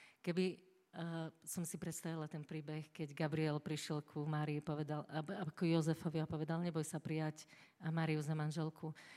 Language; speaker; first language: Slovak; native; Slovak